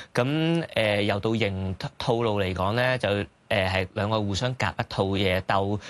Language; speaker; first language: Cantonese; native; Cantonese